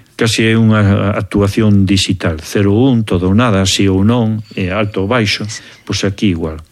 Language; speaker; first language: Galician; native; Galician